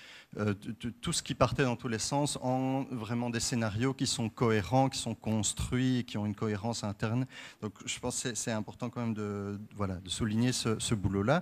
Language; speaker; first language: French; native; French